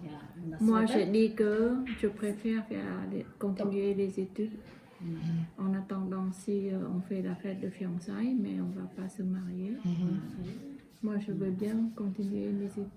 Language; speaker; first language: French; non-native, fluent; Khmer